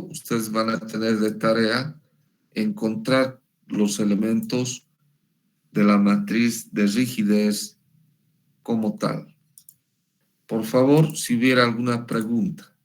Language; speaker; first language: Spanish; native; Spanish